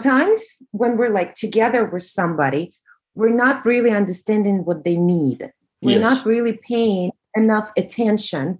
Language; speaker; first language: English; non-native, fluent; Russian